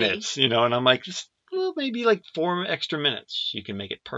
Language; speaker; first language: English; native; English